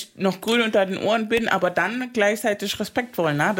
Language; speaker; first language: German; non-native, fluent; Spanish